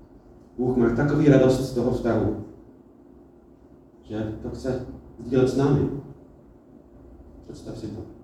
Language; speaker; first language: Czech; non-native, fluent; English